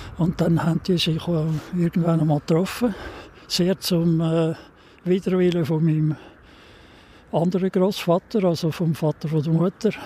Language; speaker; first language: German; native; German